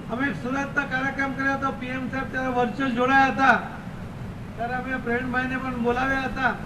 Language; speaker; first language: Gujarati; non-native, local second language; Marathi